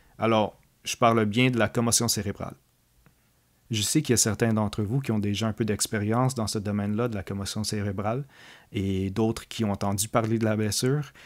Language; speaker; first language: French; native; French